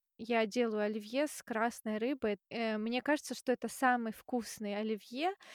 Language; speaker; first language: Russian; native; Russian